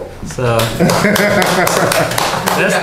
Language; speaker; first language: English; non-native, fluent; Indonesian